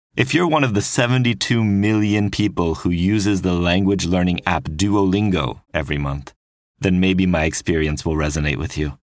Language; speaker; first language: English; non-native, fluent; French